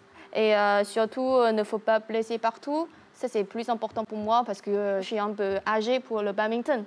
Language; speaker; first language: French; non-native, learner; Chinese